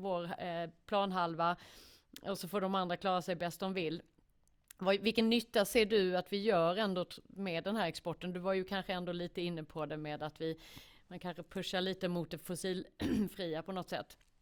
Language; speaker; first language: Swedish; native; Swedish